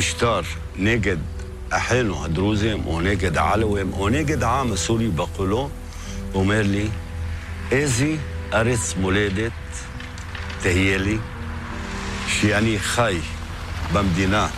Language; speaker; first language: Hebrew; non-native, local second language; Arabic